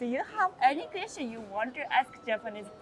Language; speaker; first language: English; non-native, learner; Japanese